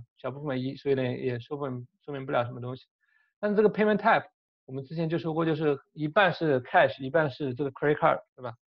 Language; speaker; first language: Chinese; native; Chinese